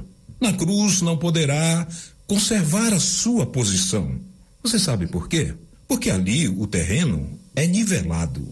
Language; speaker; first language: Portuguese; native; Portuguese